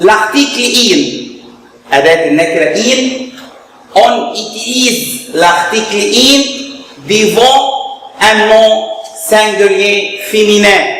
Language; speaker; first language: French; non-native, fluent; Arabic